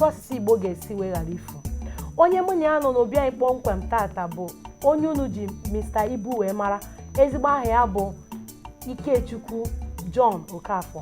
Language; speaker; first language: Igbo; native; Igbo